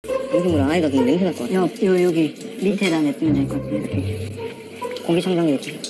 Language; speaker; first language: Korean; native; Korean